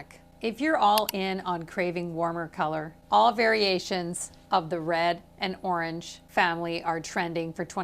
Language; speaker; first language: English; native; English